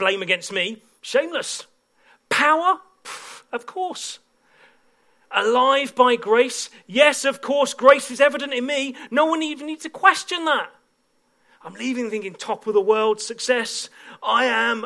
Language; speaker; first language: English; native; English